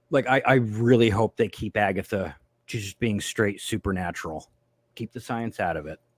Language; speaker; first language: English; native; English